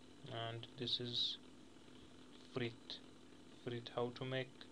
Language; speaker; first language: English; non-native, learner; Persian